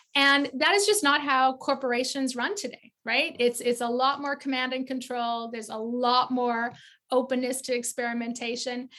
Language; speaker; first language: English; native; English